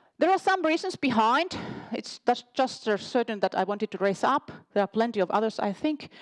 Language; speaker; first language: English; non-native, fluent; Finnish